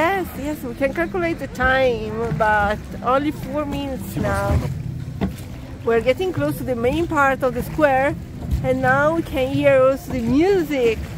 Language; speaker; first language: English; non-native, fluent; Italian